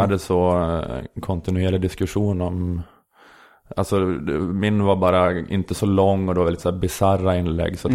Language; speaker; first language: Swedish; native; Swedish